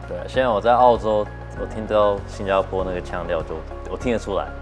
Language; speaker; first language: Chinese; early bilingual, heritage; Chinese